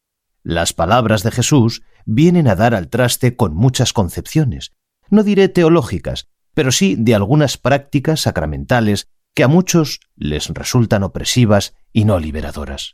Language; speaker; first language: Spanish; native; Spanish